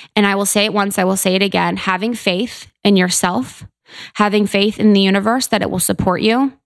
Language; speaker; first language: English; native; English